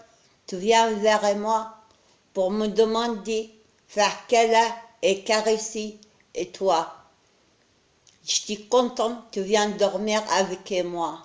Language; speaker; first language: French; non-native, learner; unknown